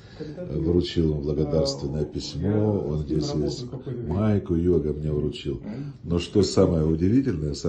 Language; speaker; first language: Russian; native; Russian